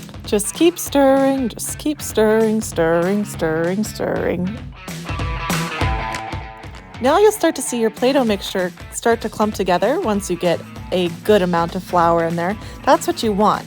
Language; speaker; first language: English; native; English